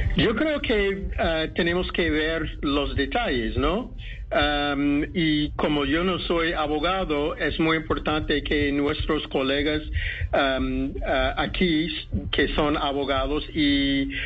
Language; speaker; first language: Spanish; non-native, fluent; English